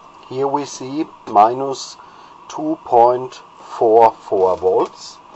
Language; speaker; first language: English; non-native, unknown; German